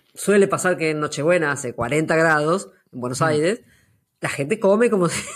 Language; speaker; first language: Spanish; native; Spanish